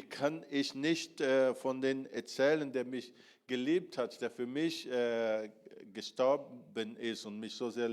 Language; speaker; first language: German; non-native, fluent; Portuguese